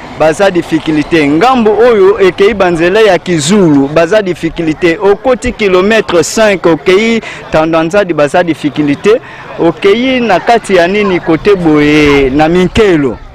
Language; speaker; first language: Lingala; non-native, local second language; Kituba (Democratic Republic of Congo)